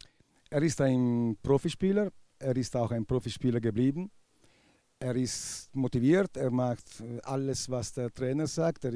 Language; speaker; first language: German; non-native, local second language; Italian